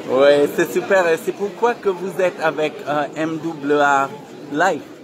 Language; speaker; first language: French; non-native, learner; German